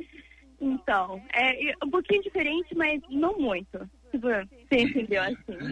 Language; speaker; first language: Portuguese; early bilingual, heritage; English